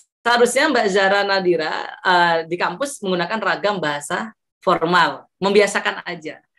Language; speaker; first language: Indonesian; non-native, local second language; Javanese